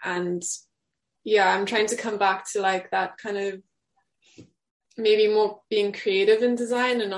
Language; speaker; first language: English; native; English